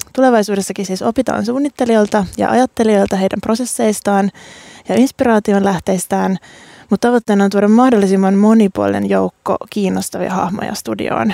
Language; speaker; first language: Finnish; native; Finnish